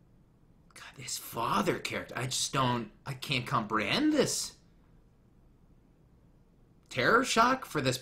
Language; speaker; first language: English; native; English